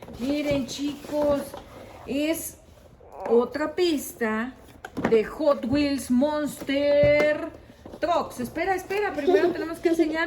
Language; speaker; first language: Spanish; native; Spanish